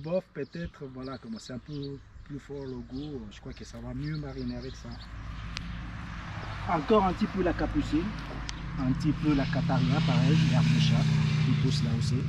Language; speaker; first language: French; native; French